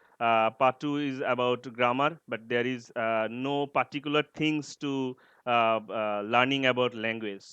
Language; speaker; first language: English; non-native, learner; Bangla